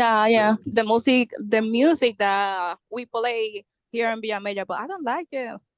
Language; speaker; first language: English; non-native, fluent; Spanish